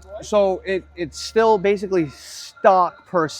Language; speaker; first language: English; native; English